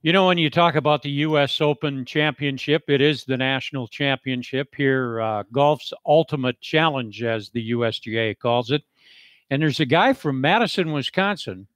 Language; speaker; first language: English; native; English